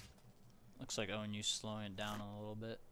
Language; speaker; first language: English; native; English